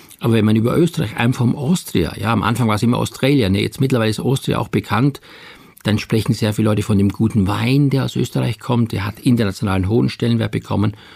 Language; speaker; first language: German; native; German